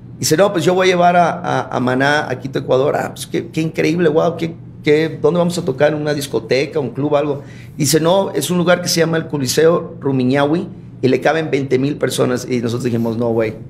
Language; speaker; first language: Spanish; native; Spanish